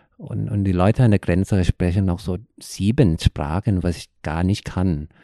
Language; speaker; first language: German; non-native, fluent; Thai